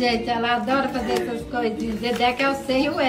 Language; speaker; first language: Portuguese; native; Portuguese